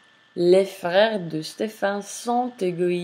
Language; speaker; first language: French; non-native, fluent; English